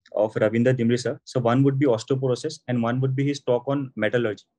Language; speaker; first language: English; non-native, local second language; Assamese